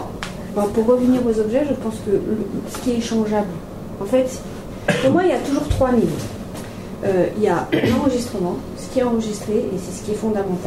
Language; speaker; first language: French; native; French